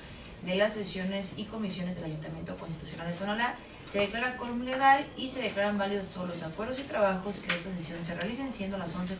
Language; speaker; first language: Spanish; native; Spanish